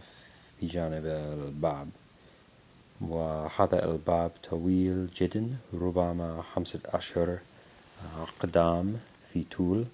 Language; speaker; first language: Arabic; non-native, learner; English